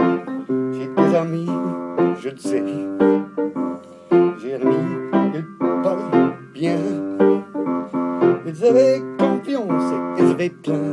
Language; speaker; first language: French; non-native, learner; English